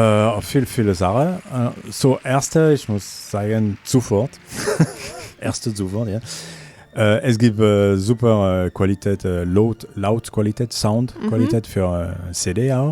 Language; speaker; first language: German; non-native, learner; French